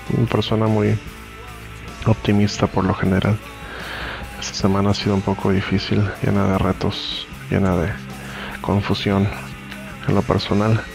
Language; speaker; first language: Spanish; native; Spanish